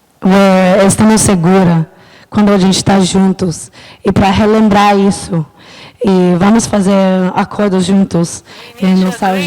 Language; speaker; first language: Portuguese; non-native, learner; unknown